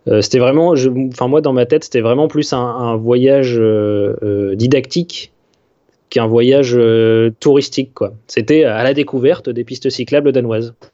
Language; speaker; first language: French; native; French